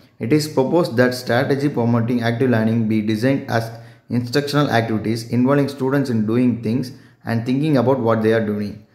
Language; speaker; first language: English; non-native, local second language; Tamil